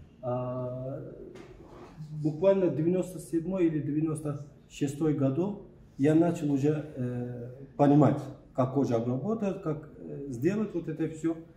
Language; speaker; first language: Russian; non-native, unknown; Turkish